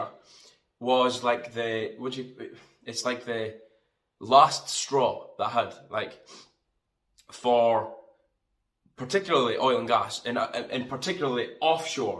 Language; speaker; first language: English; native; English